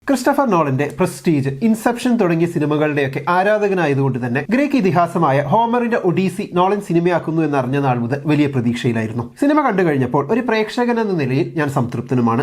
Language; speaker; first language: Malayalam; native; Malayalam